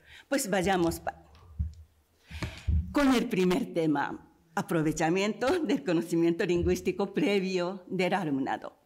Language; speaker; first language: Spanish; non-native, fluent; Japanese